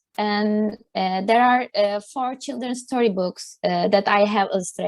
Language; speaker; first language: English; non-native, learner; Turkish